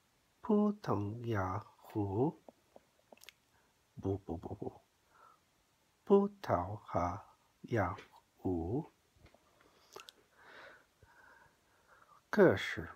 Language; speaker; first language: Chinese; non-native, learner; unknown